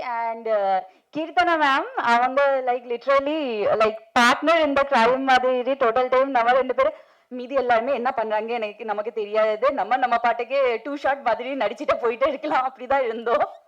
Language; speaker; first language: Tamil; non-native, fluent; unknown